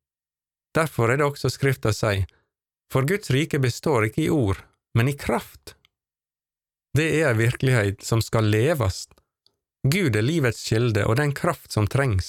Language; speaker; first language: Norwegian; native; Norwegian